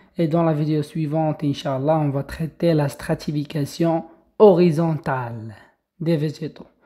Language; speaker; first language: French; non-native, local second language; Arabic